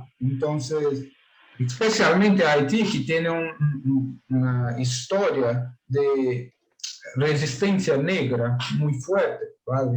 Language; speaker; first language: Spanish; non-native, learner; Portuguese